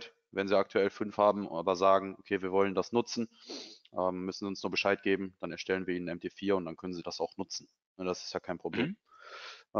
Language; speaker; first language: German; native; German